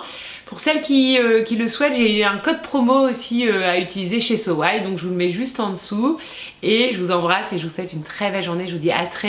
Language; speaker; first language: French; native; French